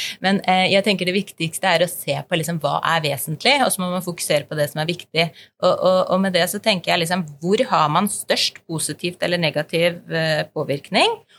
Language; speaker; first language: Norwegian; native; Norwegian